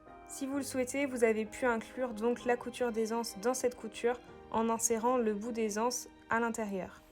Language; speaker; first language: French; native; French